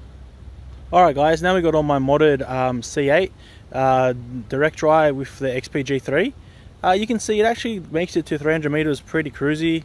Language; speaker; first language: English; native; English